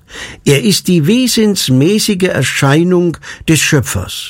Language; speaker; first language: German; native; German